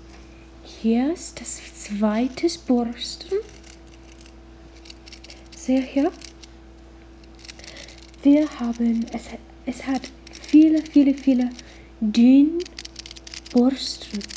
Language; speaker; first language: German; non-native, learner; English